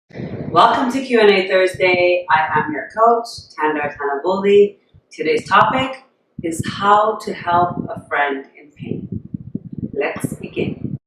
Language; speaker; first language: English; non-native, fluent; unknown